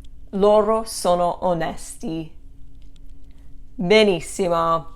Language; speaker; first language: Italian; non-native, fluent; English